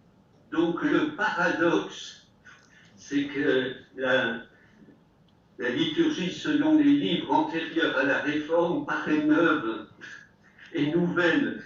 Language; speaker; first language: French; native; French